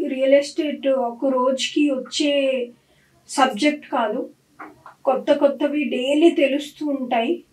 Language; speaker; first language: Telugu; non-native, local second language; Punjabi